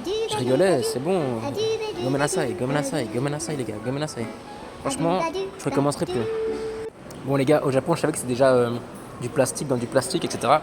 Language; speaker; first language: French; native; French